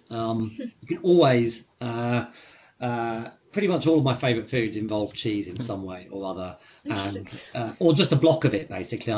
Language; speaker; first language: English; native; English